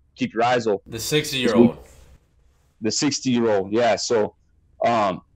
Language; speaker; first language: English; native; English